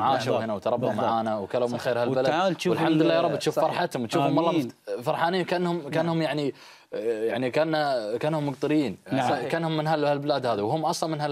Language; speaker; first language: Arabic; native; Arabic